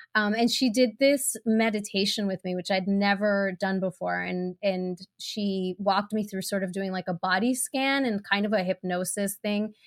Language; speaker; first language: English; early bilingual, other home language; Spanish